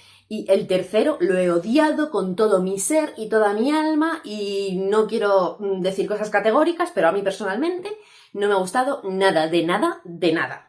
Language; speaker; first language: Spanish; native; Spanish